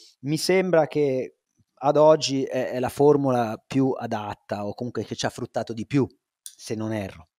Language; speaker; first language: Italian; native; Italian